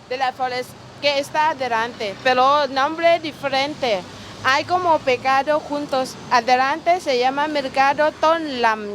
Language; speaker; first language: Spanish; non-native, learner; Thai